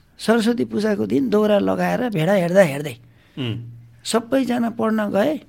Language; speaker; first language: Nepali; non-native, local second language; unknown